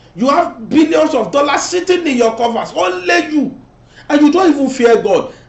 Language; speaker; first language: English; non-native, local second language; Yoruba